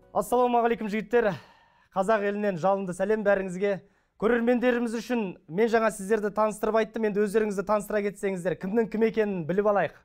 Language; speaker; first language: Kazakh; native; Kazakh